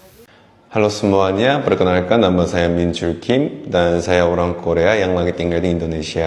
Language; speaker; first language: Indonesian; non-native, fluent; Korean